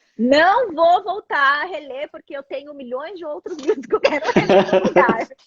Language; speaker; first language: Portuguese; native; Portuguese